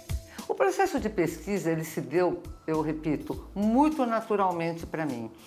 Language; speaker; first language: Portuguese; native; Portuguese